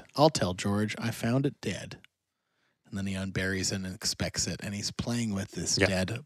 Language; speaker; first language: English; native; English